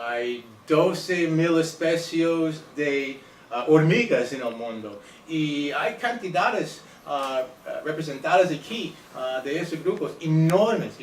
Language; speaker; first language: Spanish; non-native, fluent; English